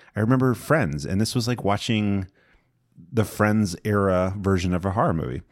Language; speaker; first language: English; native; English